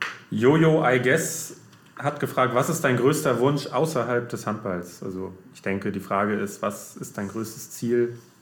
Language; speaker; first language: German; native; German